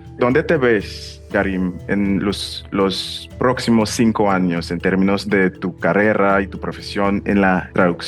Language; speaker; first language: Spanish; non-native, fluent; English